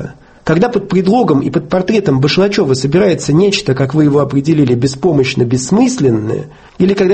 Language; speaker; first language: Russian; native; Russian